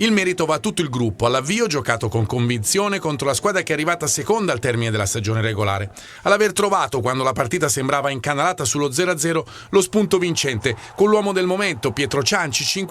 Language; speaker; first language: Italian; native; Italian